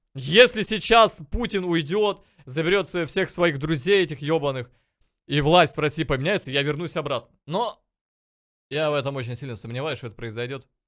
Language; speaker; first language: Russian; native; Russian